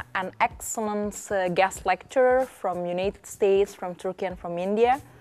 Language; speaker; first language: English; non-native, fluent; Indonesian